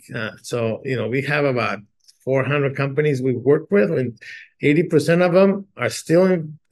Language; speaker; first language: English; native; English